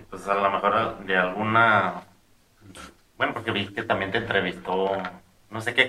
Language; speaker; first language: Spanish; native; Spanish